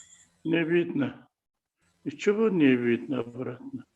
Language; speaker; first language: Russian; non-native, fluent; Mongolian